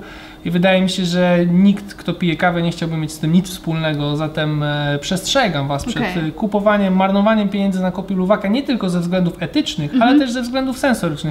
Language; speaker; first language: Polish; native; Polish